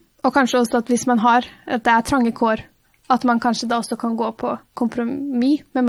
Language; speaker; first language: Norwegian; native; Norwegian